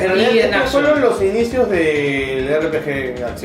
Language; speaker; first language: Spanish; native; Spanish